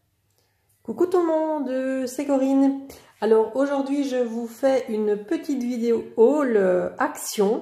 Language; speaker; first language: French; native; French